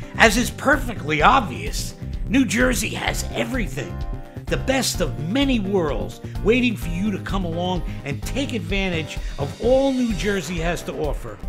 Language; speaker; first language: English; native; English